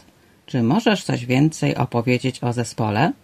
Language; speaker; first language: Polish; native; Polish